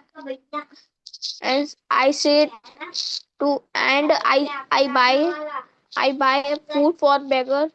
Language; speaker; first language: English; non-native, learner; Hindi